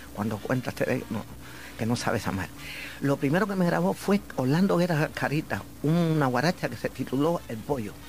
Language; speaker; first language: Spanish; native; Spanish